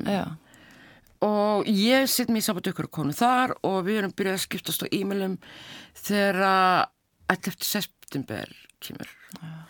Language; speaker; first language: Icelandic; native; Icelandic